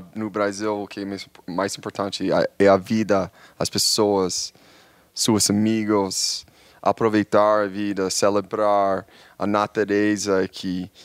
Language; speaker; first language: Portuguese; non-native, fluent; English